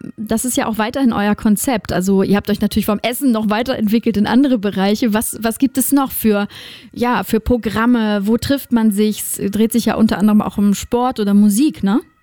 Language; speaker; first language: German; native; German